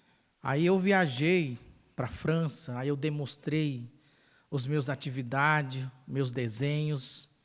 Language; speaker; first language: Portuguese; non-native, local second language; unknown